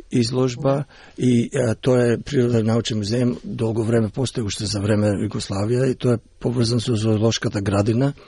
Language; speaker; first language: Macedonian; early bilingual, heritage; Macedonian